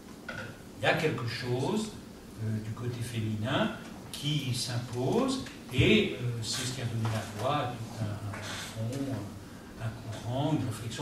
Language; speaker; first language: French; native; French